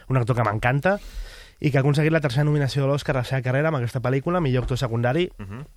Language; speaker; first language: Catalan; native; Catalan